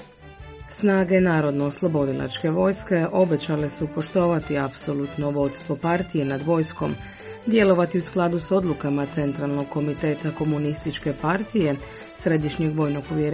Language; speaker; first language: Croatian; native; Croatian